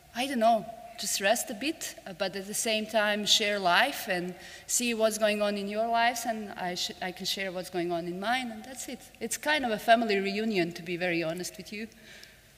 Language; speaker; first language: English; non-native, fluent; Serbian